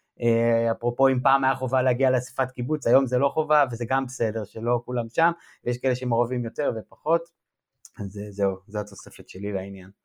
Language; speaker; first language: Hebrew; native; Hebrew